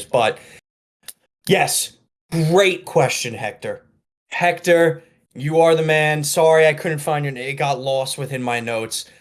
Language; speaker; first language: English; native; English